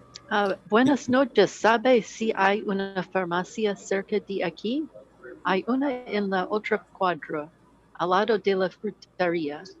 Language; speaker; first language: Spanish; non-native, learner; English